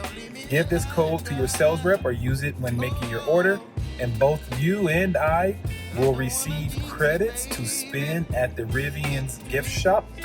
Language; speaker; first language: English; native; English